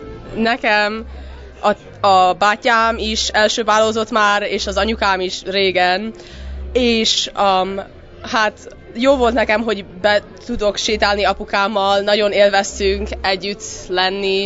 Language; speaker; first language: Hungarian; early bilingual, heritage; Hungarian